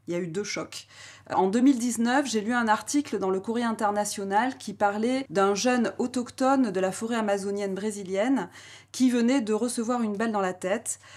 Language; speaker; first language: French; native; French